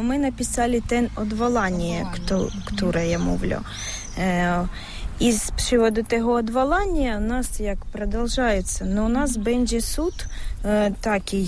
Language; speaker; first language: Polish; non-native, learner; Ukrainian